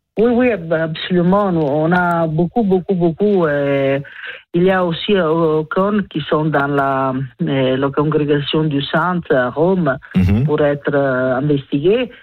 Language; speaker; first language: French; non-native, learner; Italian